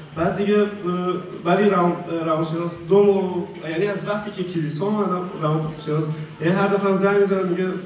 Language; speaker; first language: Persian; native; Persian